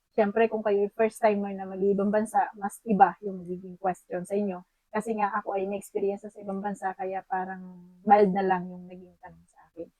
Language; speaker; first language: Filipino; native; Filipino